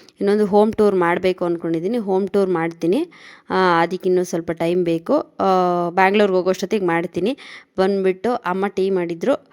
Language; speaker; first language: Kannada; native; Kannada